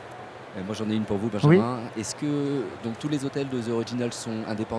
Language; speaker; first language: French; native; French